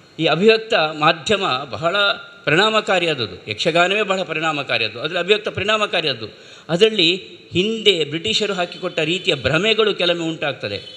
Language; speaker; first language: Kannada; native; Kannada